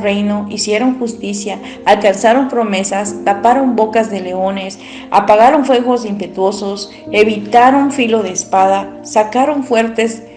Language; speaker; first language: Spanish; native; Spanish